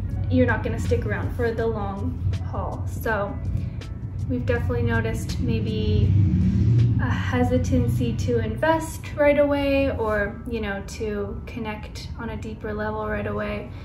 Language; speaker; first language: English; native; English